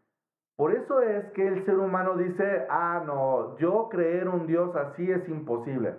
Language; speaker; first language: Spanish; native; Spanish